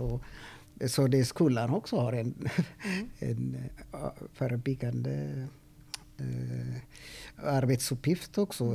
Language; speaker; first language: Swedish; non-native, fluent; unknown